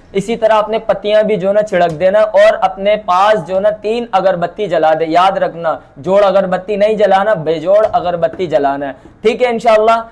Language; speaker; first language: Urdu; non-native, local second language; Bangla